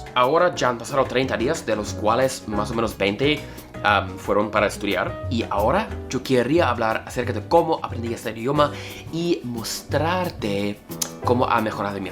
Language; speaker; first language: Spanish; non-native, fluent; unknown